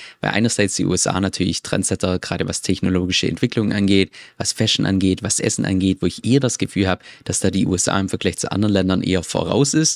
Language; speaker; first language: German; native; German